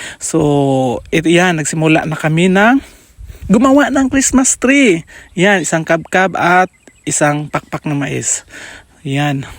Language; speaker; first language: Filipino; non-native, local second language; Cebuano